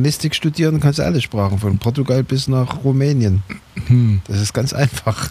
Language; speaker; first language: German; native; German